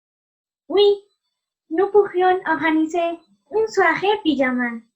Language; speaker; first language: French; non-native, learner; Spanish